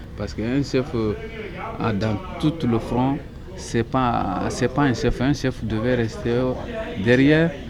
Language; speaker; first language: French; non-native, local second language; Soninke